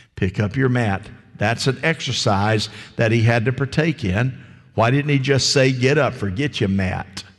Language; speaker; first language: English; native; English